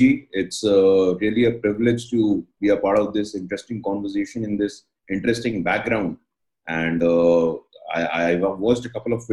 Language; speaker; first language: English; non-native, local second language; Hindi